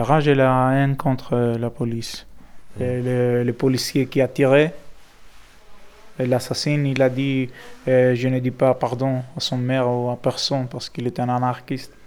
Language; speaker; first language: French; non-native, learner; Greek